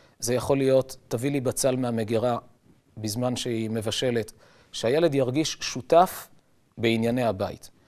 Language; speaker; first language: Hebrew; native; Hebrew